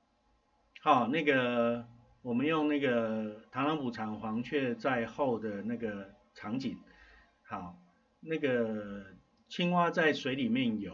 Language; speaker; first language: Chinese; native; Chinese